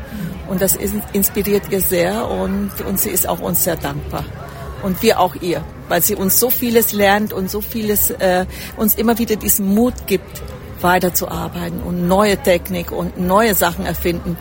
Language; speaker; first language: German; early bilingual, heritage; German